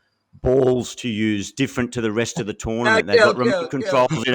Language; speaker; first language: English; native; English